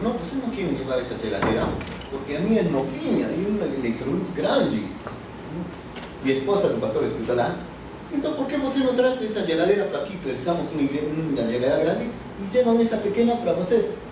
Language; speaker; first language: Portuguese; non-native, fluent; Spanish